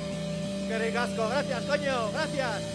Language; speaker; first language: Spanish; native; Spanish